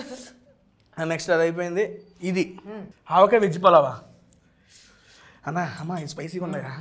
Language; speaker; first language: Telugu; native; Telugu